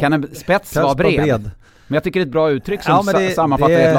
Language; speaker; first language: Swedish; native; Swedish